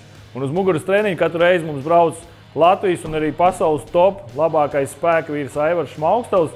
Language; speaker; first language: Latvian; native; Latvian